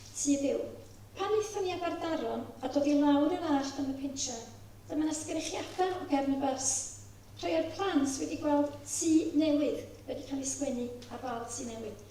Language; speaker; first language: Welsh; native; Welsh